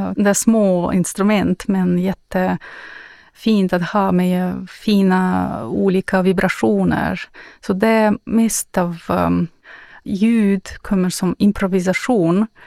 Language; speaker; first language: Swedish; non-native, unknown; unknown